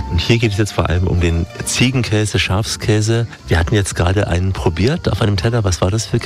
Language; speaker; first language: German; native; German